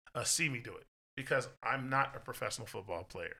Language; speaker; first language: English; native; English